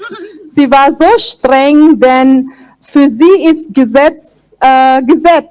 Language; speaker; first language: German; non-native, fluent; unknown